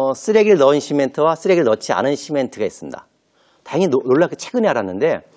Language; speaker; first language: Korean; native; Korean